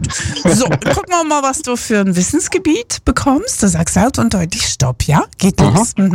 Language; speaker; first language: German; native; German